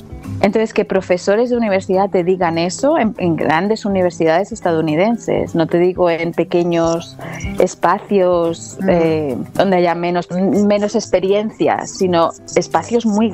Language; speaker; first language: Spanish; native; Spanish